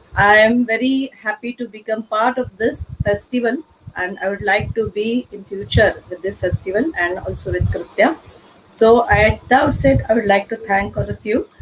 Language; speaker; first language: English; non-native, local second language; Marathi